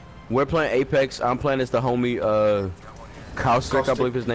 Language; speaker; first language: English; native; English